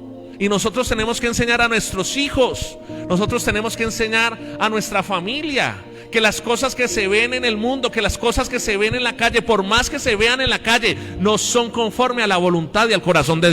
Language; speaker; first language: Spanish; native; Spanish